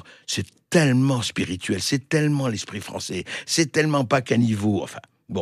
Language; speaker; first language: French; native; French